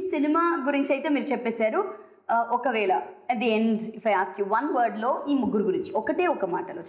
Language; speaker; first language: Telugu; native; Telugu